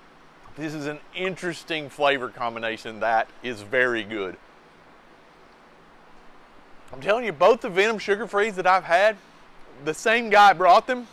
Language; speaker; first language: English; native; English